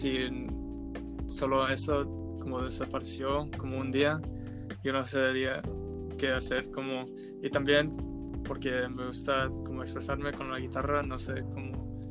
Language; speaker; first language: Spanish; non-native, learner; English